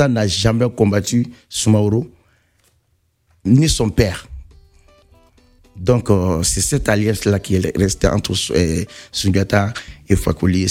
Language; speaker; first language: French; non-native, local second language; Mandingo